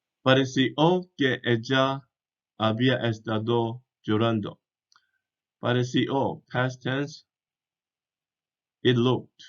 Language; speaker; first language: Spanish; non-native, fluent; English